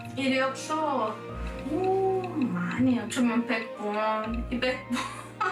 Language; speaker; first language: Korean; non-native, learner; Spanish